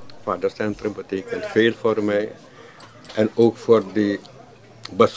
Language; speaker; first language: Dutch; non-native, learner; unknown